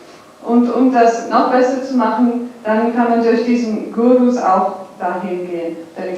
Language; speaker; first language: German; non-native, fluent; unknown